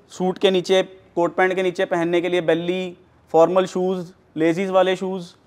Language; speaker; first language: Hindi; native; Hindi